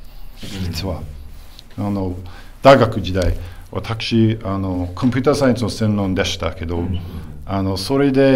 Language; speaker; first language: Japanese; non-native, fluent; English